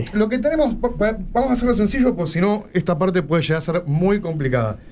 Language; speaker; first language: Spanish; native; Spanish